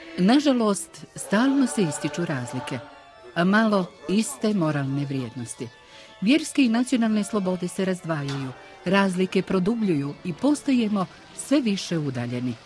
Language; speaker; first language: Croatian; native; Croatian